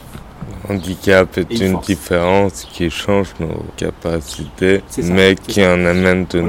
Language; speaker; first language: French; native; French